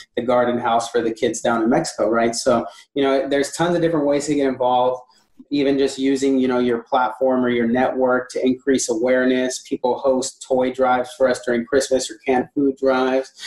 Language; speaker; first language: English; native; English